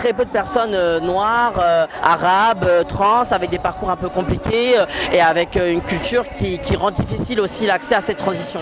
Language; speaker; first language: French; native; French